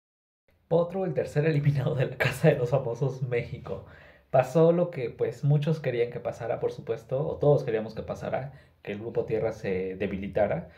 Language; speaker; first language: Spanish; native; Spanish